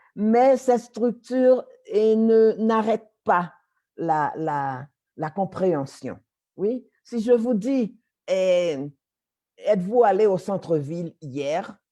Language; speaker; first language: French; native; French